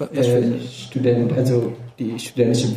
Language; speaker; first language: German; non-native, fluent; Kurdish